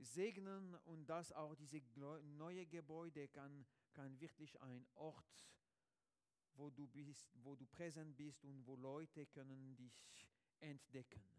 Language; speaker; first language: German; non-native, learner; French